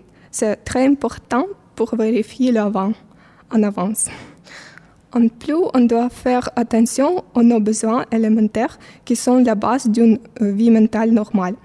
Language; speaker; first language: French; non-native, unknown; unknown